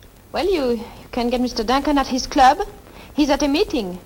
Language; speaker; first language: English; non-native, fluent; French